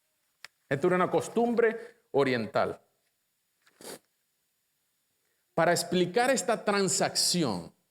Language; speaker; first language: Spanish; native; Spanish